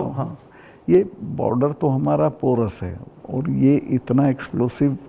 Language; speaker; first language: Hindi; native; Hindi